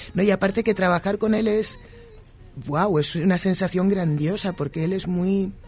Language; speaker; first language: Spanish; native; Spanish